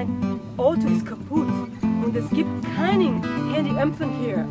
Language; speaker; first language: German; non-native, learner; English